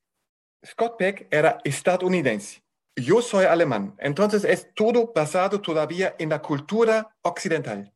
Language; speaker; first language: Spanish; non-native, fluent; German